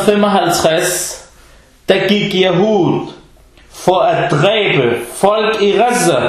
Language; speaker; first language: Danish; early bilingual, other home language; Arabic